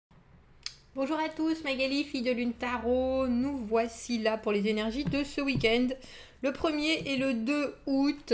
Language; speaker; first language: French; native; French